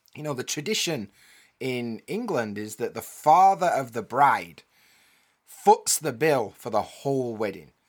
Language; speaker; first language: English; native; English